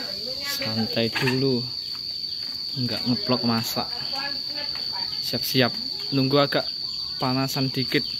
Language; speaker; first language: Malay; non-native, local second language; Javanese